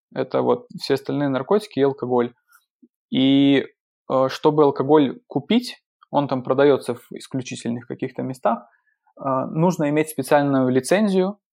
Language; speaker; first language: Russian; native; Russian